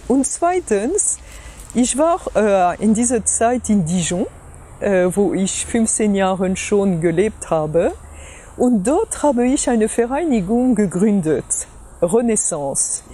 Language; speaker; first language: German; non-native, fluent; French